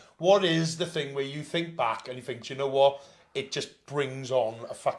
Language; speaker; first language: English; native; English